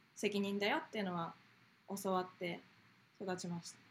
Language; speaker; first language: Japanese; native; Japanese